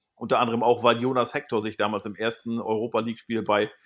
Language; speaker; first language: German; native; German